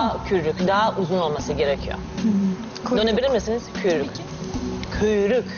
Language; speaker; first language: Turkish; non-native, learner; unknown